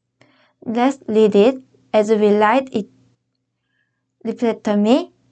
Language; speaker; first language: English; non-native, fluent; Korean